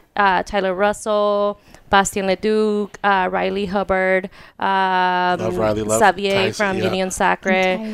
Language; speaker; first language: English; early bilingual, other home language; Spanish